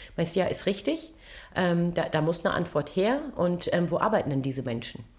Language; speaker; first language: German; early bilingual, other home language; Turkish